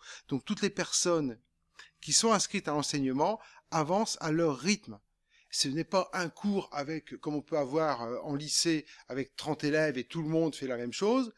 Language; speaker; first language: French; native; French